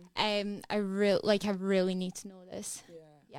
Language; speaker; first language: English; native; English